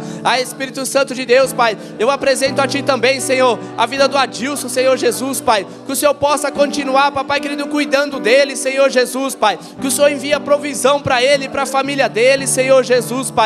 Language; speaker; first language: Portuguese; native; Portuguese